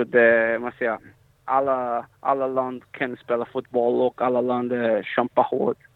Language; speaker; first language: Swedish; non-native, fluent; Portuguese